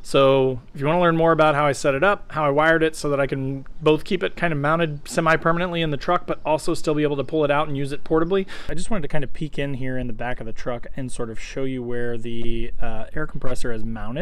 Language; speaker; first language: English; native; English